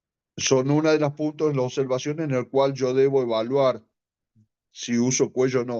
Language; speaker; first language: Spanish; native; Spanish